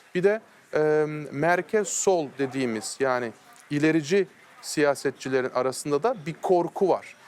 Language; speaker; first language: Turkish; early bilingual, heritage; Turkish